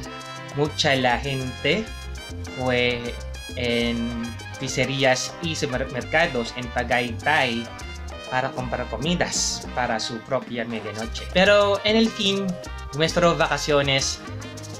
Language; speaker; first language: Spanish; non-native, learner; Filipino